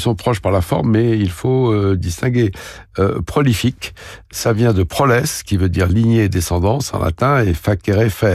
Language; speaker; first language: French; native; French